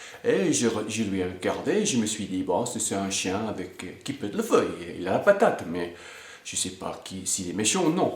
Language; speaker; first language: French; non-native, fluent; English